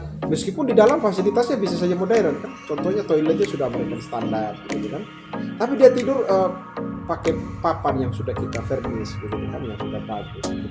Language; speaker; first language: Indonesian; non-native, local second language; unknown